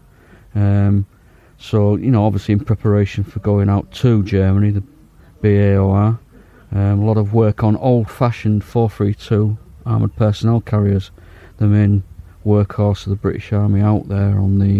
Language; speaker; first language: English; native; English